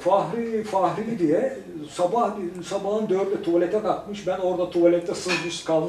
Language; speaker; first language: Turkish; native; Turkish